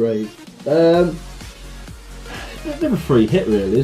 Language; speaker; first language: English; native; English